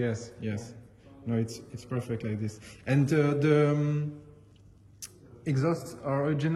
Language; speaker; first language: English; non-native, learner; French